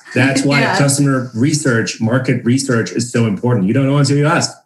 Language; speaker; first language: English; non-native, fluent; Portuguese